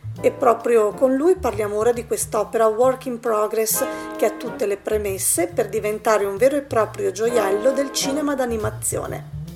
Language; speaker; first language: Italian; native; Italian